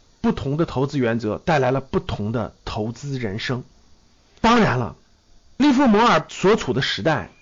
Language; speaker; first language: Chinese; native; Chinese